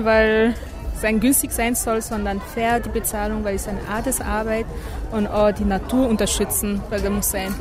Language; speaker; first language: German; non-native, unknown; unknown